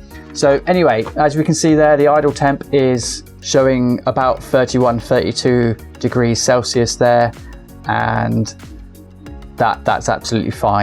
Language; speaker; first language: English; native; English